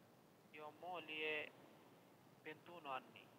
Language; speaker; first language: Italian; non-native, learner; Bangla